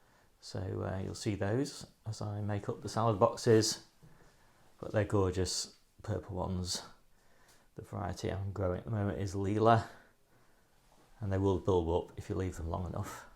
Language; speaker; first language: English; native; English